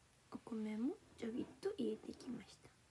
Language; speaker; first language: Japanese; native; Japanese